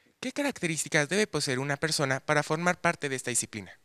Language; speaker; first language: Spanish; native; Spanish